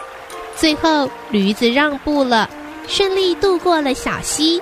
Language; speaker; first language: Chinese; native; Chinese